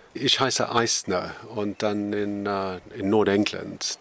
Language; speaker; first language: German; non-native, learner; English